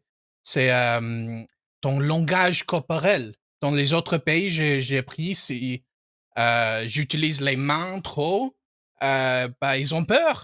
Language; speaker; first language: French; non-native, fluent; English